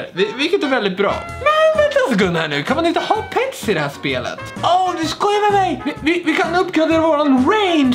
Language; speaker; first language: Swedish; native; Swedish